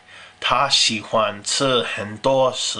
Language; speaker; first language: Chinese; non-native, learner; English